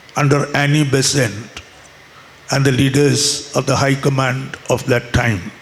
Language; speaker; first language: English; non-native, local second language; Malayalam